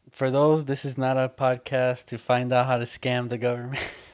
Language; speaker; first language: English; early bilingual, other home language; Spanish